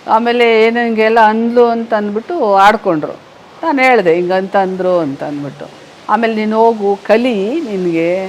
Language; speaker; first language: Kannada; native; Kannada